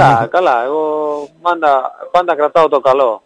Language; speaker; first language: Greek; non-native, learner; Spanish